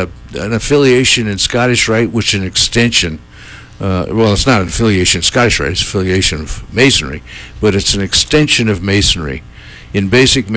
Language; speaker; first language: English; native; English